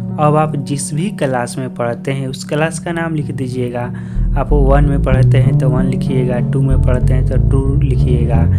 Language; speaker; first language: Hindi; native; Hindi